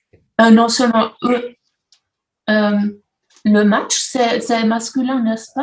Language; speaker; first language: French; non-native, learner; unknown